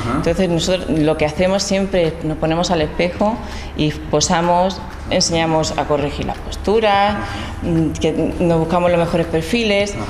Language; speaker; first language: Spanish; native; Spanish